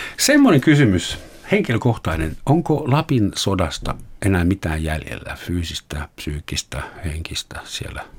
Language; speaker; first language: Finnish; non-native, fluent; German